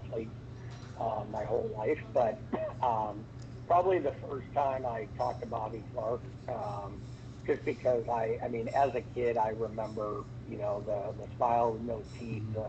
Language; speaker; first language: English; native; English